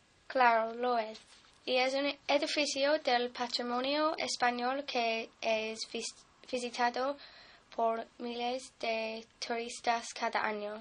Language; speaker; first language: Spanish; non-native, fluent; English